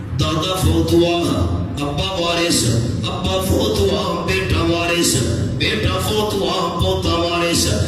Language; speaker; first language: Urdu; non-native, local second language; Pashto